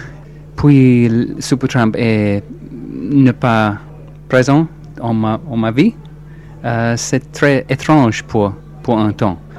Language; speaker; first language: French; non-native, learner; English